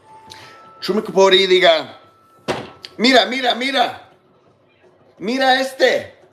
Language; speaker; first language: Spanish; non-native, learner; English